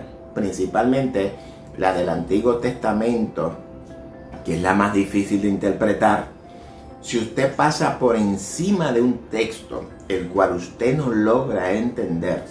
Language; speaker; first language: Spanish; native; Spanish